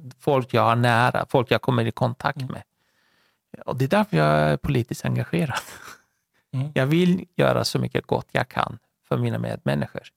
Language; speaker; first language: Swedish; non-native, fluent; Persian